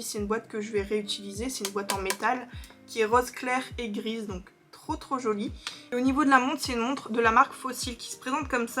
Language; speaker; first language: French; native; French